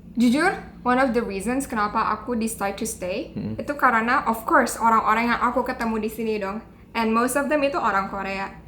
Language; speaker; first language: Indonesian; native; Indonesian